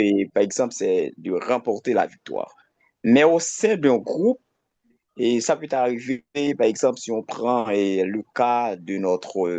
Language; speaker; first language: French; non-native, local second language; Haitian Creole